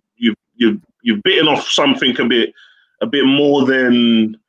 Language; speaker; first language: English; native; English